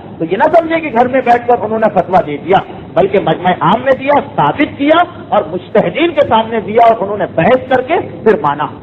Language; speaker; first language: Urdu; native; Urdu